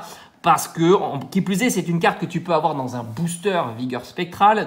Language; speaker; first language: French; native; French